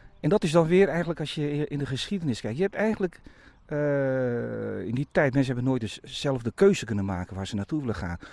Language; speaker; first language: Dutch; native; Dutch